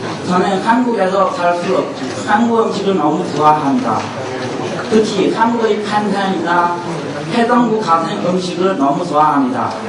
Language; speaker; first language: Korean; non-native, learner; Chinese